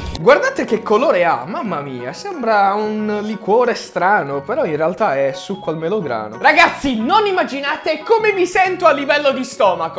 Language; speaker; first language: Italian; native; Italian